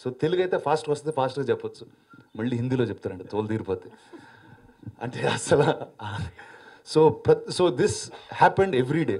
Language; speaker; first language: Telugu; native; Telugu